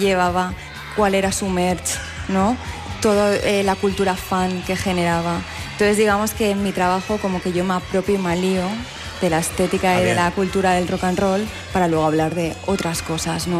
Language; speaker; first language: Spanish; native; Spanish